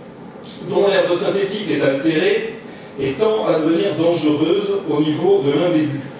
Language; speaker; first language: French; native; French